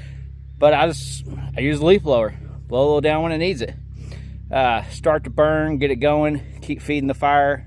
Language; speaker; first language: English; native; English